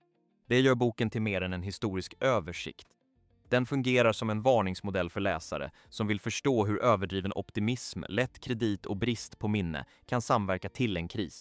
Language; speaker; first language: Swedish; native; Swedish